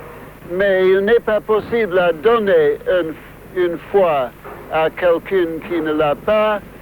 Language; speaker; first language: French; non-native, fluent; English